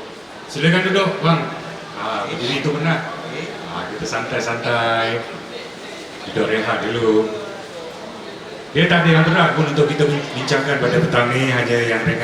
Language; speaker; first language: Malay; native; Malay